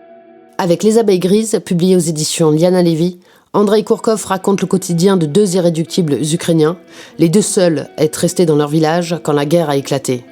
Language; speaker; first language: French; native; French